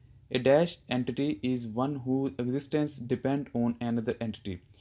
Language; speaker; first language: English; non-native, local second language; Urdu